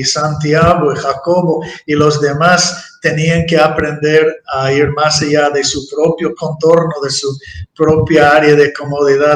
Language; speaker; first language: Spanish; non-native, fluent; English